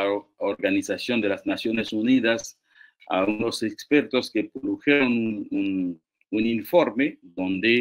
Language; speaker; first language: Spanish; non-native, fluent; Haitian Creole